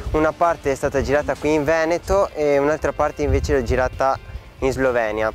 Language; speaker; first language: Italian; native; Italian